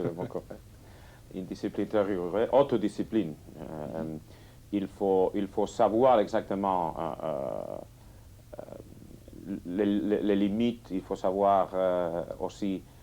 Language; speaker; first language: French; non-native, fluent; Catalan